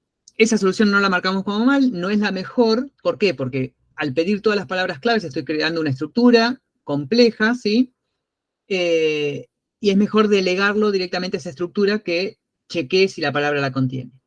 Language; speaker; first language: Spanish; native; Spanish